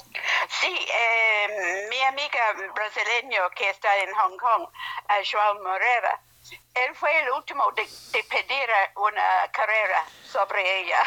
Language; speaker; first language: Spanish; non-native, fluent; English